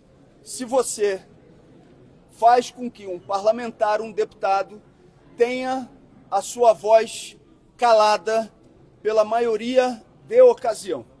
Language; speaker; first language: Portuguese; native; Portuguese